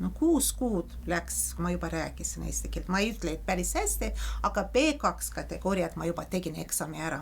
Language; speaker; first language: Estonian; non-native, fluent; Azerbaijani